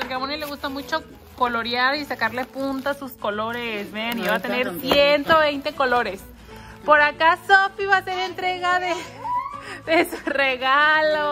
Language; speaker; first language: Spanish; native; Spanish